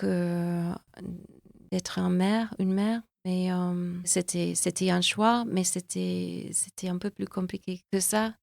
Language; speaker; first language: French; non-native, fluent; English